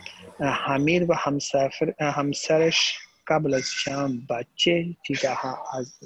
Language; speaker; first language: Persian; non-native, learner; Urdu